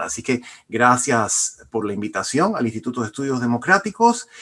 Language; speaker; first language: Spanish; native; Spanish